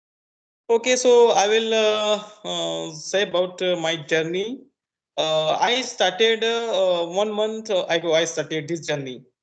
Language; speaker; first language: English; non-native, learner; Marathi